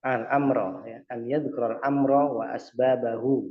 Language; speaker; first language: Arabic; non-native, fluent; Indonesian